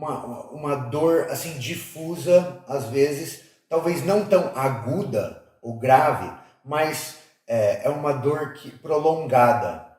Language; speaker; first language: Portuguese; non-native, fluent; English